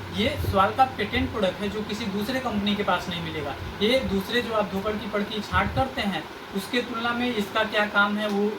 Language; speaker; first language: Hindi; native; Hindi